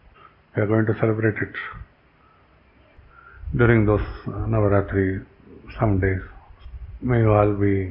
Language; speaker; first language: English; non-native, local second language; Kannada